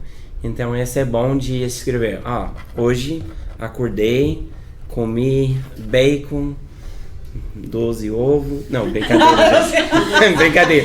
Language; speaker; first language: Portuguese; non-native, fluent; English